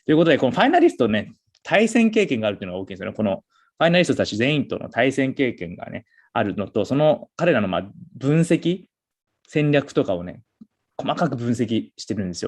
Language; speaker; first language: Japanese; native; Japanese